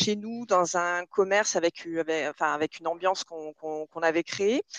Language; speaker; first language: French; native; French